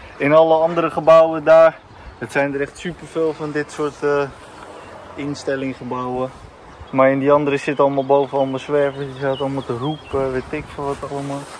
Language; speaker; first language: Dutch; native; Dutch